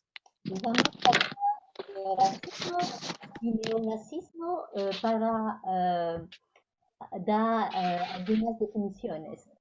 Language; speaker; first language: Spanish; non-native, fluent; French